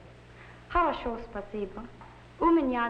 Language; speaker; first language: Russian; non-native, learner; English